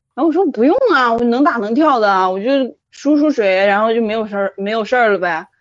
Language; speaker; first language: Chinese; native; Chinese